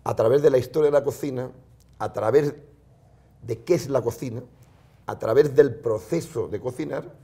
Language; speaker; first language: Spanish; non-native, local second language; Catalan